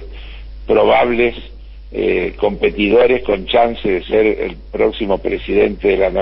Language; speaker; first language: Spanish; native; Spanish